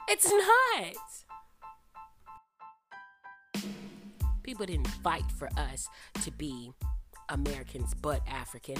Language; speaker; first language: English; native; English